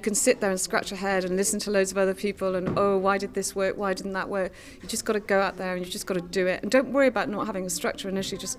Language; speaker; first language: English; native; English